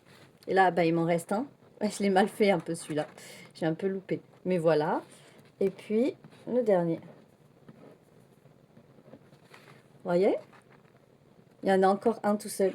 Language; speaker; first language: French; native; French